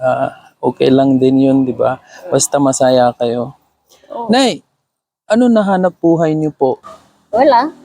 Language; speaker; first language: Filipino; non-native, learner; Urdu